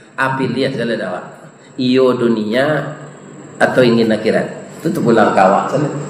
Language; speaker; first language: Malay; non-native, local second language; Minangkabau